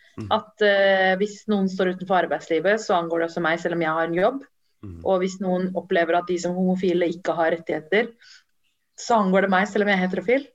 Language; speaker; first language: Norwegian; early bilingual, other home language; Tamil